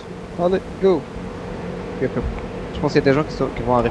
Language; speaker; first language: French; native; French